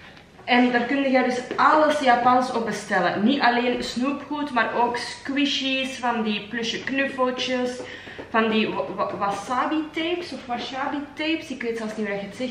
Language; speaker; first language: Dutch; native; Dutch